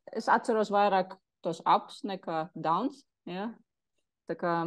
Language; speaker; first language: Latvian; non-native, local second language; Russian